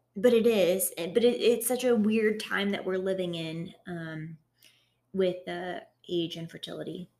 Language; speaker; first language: English; native; English